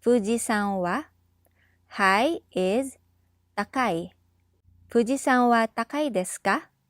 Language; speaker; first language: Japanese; non-native, fluent; English